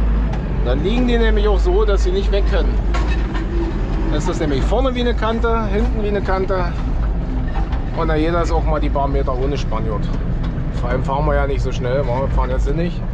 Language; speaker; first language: German; native; German